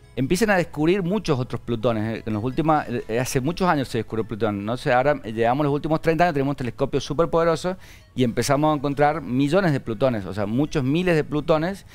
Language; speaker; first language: Spanish; native; Spanish